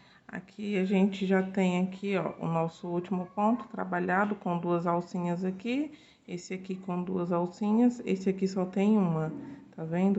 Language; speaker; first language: Portuguese; native; Portuguese